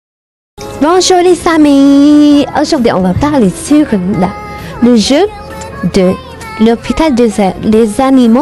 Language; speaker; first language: French; non-native, learner; Arabic